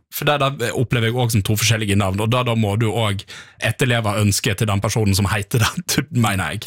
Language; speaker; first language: Norwegian; native; Norwegian